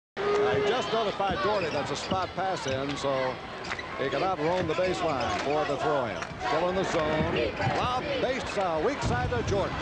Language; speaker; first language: English; native; English